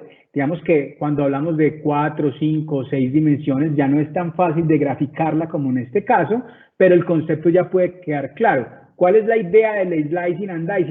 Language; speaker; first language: Spanish; native; Spanish